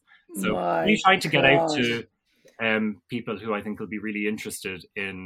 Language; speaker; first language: English; native; English